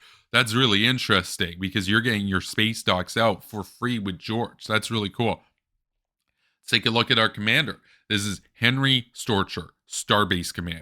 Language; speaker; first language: English; native; English